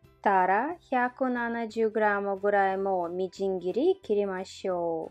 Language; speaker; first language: Japanese; non-native, learner; Russian